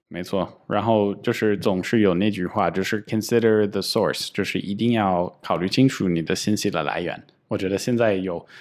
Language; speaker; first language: Chinese; non-native, fluent; English